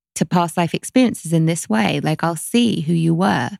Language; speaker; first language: English; native; English